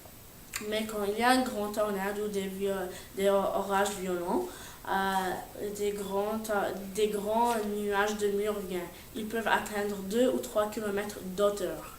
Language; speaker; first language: French; non-native, learner; English